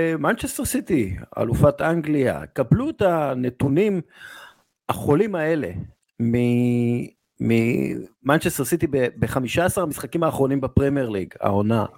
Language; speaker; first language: Hebrew; native; Hebrew